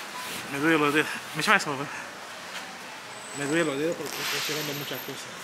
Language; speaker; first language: Spanish; non-native, learner; Haitian Creole